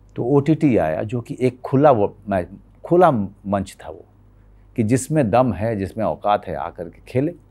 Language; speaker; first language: Hindi; native; Hindi